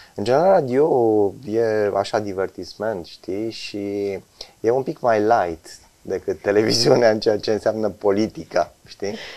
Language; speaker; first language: Romanian; native; Romanian